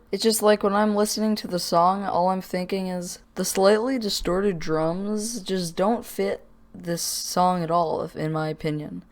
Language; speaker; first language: English; native; English